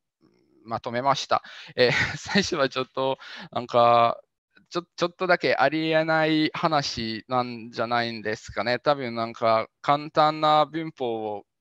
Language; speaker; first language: Japanese; non-native, fluent; Hungarian